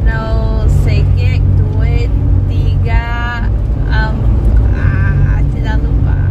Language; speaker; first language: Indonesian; non-native, learner; Portuguese